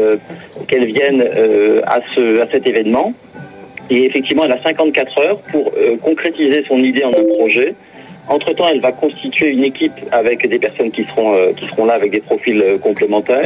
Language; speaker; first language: French; native; French